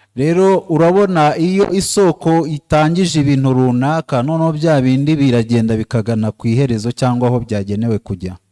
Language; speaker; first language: Kinyarwanda; native; Kinyarwanda